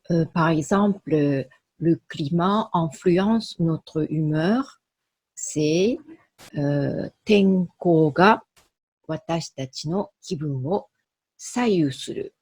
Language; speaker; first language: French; non-native, fluent; Japanese